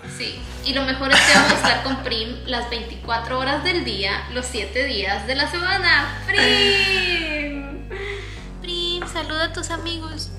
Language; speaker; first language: Spanish; native; Spanish